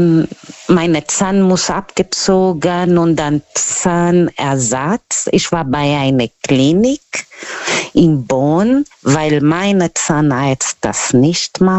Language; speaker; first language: German; non-native, learner; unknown